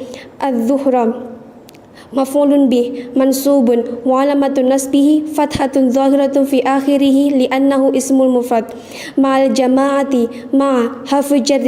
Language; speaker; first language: Arabic; non-native, learner; Indonesian